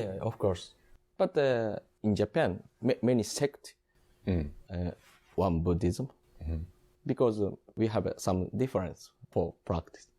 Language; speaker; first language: English; non-native, learner; Japanese